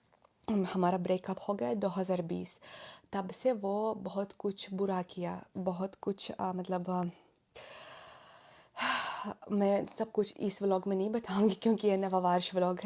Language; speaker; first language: Hindi; non-native, fluent; Russian